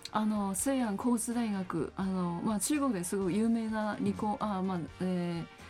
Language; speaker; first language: Japanese; non-native, fluent; Chinese